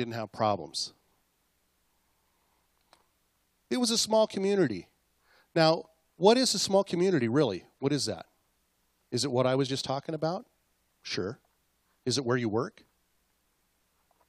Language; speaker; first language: English; native; English